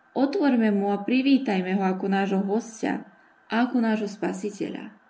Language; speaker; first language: Slovak; early bilingual, heritage; Slovak